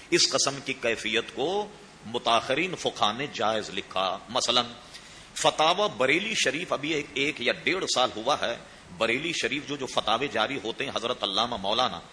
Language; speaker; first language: Urdu; native; Urdu